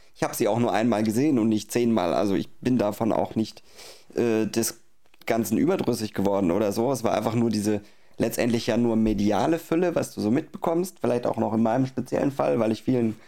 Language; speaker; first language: German; native; German